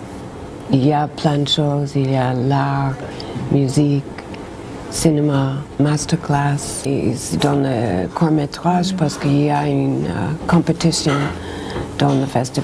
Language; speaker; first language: French; non-native, learner; English